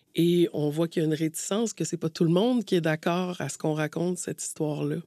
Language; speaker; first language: French; native; French